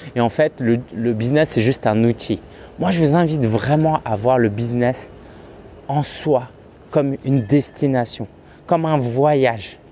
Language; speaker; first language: French; early bilingual, other home language; Chinese